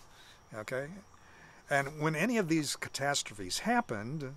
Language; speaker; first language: English; native; English